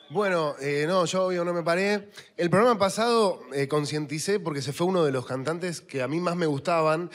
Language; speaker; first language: Spanish; native; Spanish